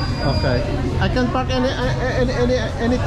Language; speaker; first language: English; non-native, local second language; Filipino